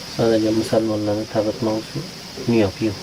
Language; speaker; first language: Turkish; non-native, learner; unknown